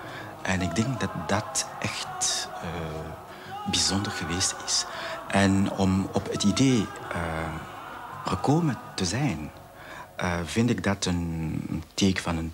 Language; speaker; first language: Dutch; non-native, fluent; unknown